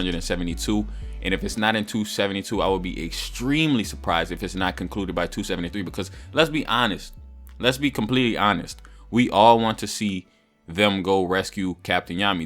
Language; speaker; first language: English; native; English